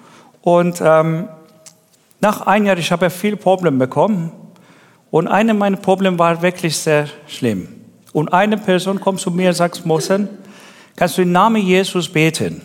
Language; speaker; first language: German; non-native, learner; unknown